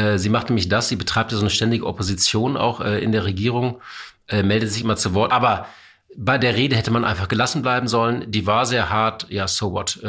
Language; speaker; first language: German; native; German